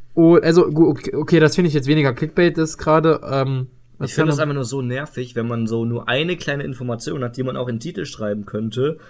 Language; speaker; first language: German; native; German